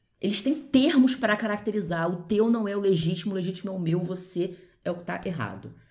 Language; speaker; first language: Portuguese; native; Portuguese